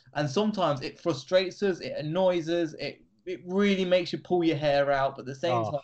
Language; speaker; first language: English; native; English